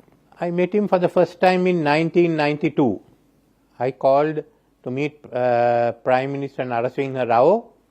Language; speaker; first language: English; non-native, local second language; Sinhala